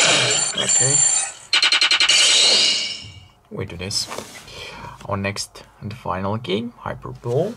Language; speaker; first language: English; non-native, learner; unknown